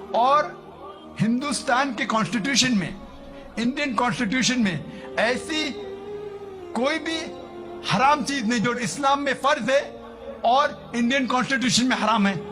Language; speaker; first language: Urdu; non-native, local second language; Konkani